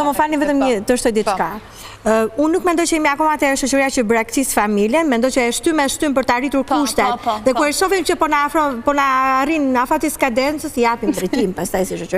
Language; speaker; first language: Albanian; native; Albanian